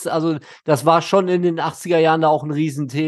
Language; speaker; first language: German; native; German